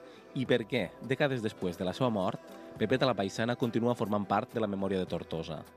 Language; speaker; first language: Catalan; native; Catalan